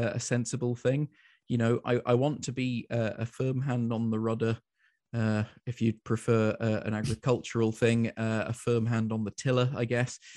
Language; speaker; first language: English; native; English